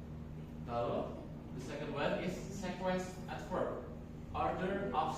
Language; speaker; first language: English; non-native, fluent; Indonesian